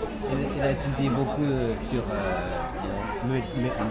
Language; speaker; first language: French; non-native, learner; Japanese